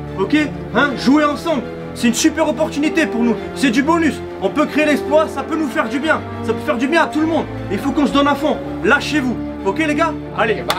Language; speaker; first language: French; native; French